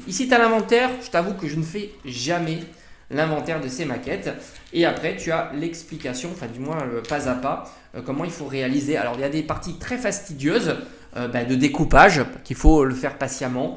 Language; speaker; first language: French; native; French